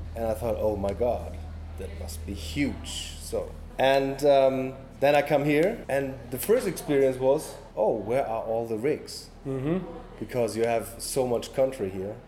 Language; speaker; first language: English; non-native, learner; German